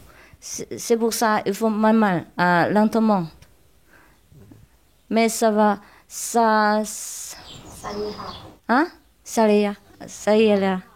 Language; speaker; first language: French; non-native, learner; Chinese